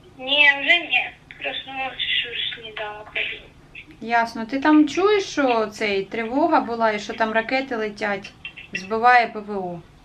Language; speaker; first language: Ukrainian; native; Ukrainian